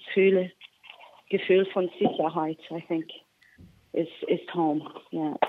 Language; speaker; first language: German; non-native, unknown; English